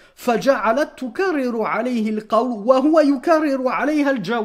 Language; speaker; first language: Arabic; non-native, fluent; French